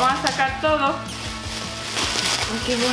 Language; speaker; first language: Spanish; native; Spanish